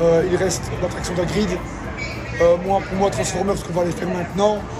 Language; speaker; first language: French; native; French